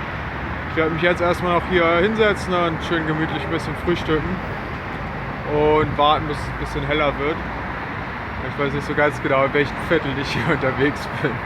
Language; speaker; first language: German; native; German